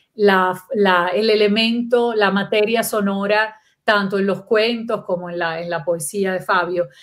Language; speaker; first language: Spanish; non-native, local second language; Italian